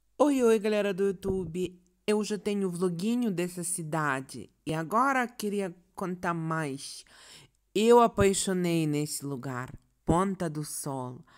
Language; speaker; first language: Portuguese; non-native, learner; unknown